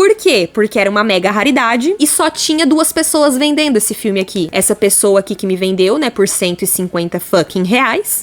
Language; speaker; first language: Portuguese; native; Portuguese